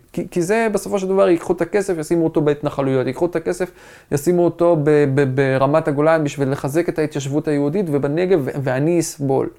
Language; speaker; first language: Hebrew; non-native, local second language; Arabic